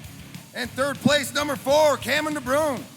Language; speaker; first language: English; native; English